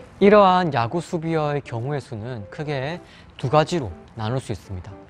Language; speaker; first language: Korean; native; Korean